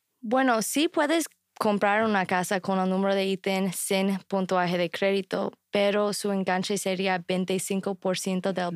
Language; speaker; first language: Spanish; non-native, fluent; English